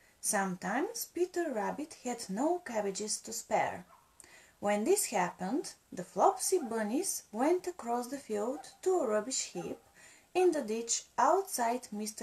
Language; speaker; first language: English; non-native, fluent; Bulgarian